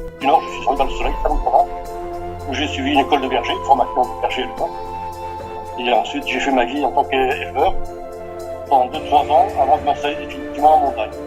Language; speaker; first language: French; early bilingual, other home language; Portuguese